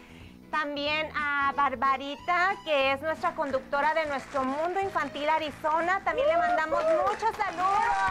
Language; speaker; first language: Spanish; native; Spanish